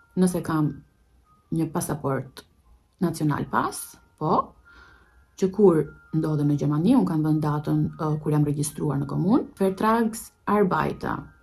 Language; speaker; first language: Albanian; native; Albanian